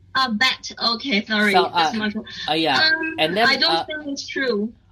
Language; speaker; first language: English; non-native, learner; Chinese